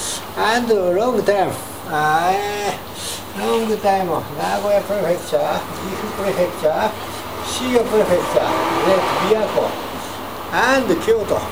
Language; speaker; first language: English; non-native, learner; Japanese